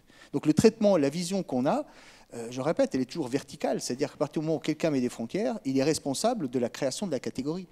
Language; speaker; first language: French; native; French